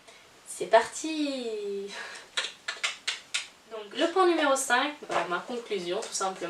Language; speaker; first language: French; native; French